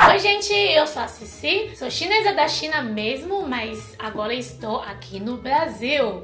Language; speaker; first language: Portuguese; non-native, fluent; Chinese